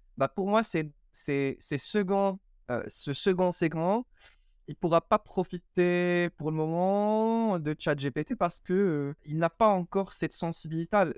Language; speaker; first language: French; non-native, local second language; Arabic